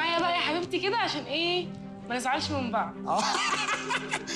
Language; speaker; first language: Arabic; native; Arabic